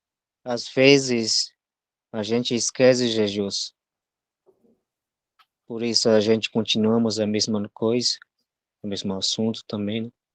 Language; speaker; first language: Portuguese; non-native, local second language; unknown